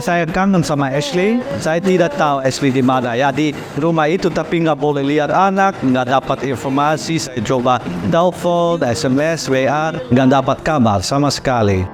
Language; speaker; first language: Indonesian; non-native, learner; Dutch